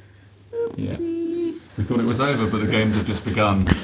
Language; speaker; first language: English; native; English